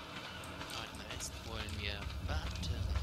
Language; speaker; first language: German; native; German